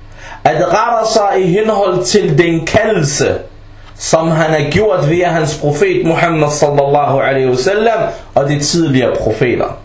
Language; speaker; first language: Danish; early bilingual, other home language; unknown